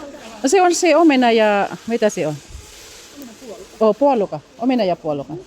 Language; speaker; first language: Finnish; non-native, learner; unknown